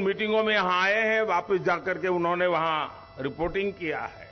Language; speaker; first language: Hindi; native; Hindi